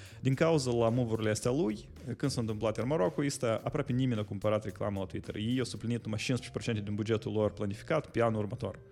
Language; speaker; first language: Romanian; native; Romanian